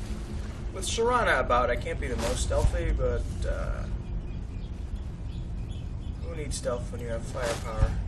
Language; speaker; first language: English; native; English